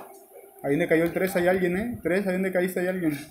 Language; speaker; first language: Spanish; native; Spanish